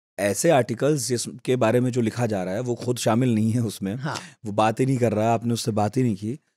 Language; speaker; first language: Hindi; native; Hindi